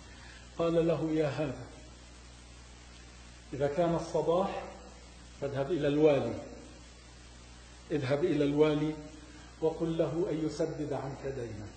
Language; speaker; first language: Arabic; native; Arabic